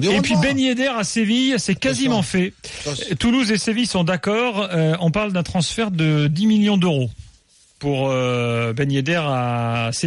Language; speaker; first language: French; native; French